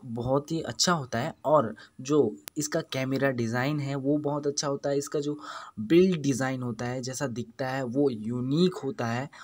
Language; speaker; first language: Hindi; native; Hindi